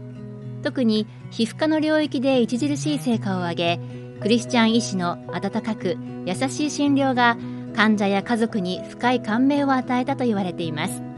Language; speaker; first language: Japanese; native; Japanese